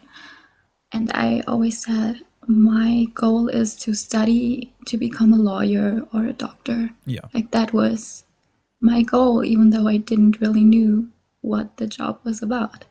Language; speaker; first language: English; non-native, fluent; German